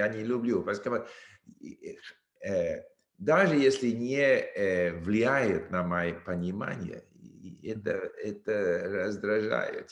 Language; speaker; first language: Russian; non-native, learner; English